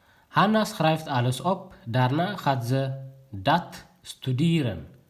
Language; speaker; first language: Dutch; non-native, fluent; Tigrinya